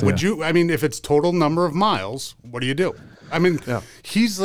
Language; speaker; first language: English; native; English